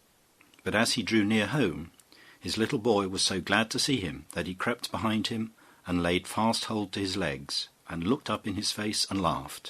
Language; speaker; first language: English; native; English